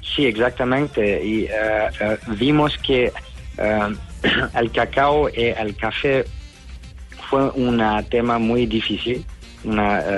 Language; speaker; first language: Spanish; non-native, learner; Dutch